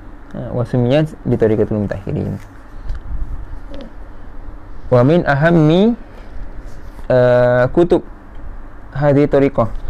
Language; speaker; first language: Arabic; non-native, fluent; Malay